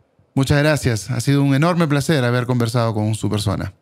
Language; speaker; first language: Spanish; native; Spanish